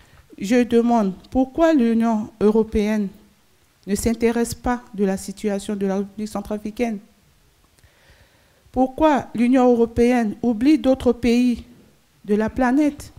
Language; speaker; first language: French; non-native, local second language; Sango